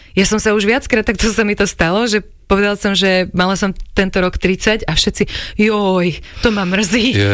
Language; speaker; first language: Slovak; early bilingual, other home language; English